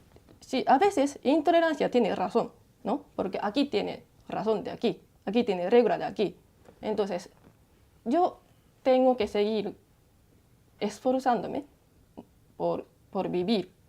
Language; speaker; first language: Spanish; non-native, learner; Japanese